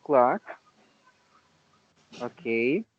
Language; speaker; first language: English; non-native, learner; Spanish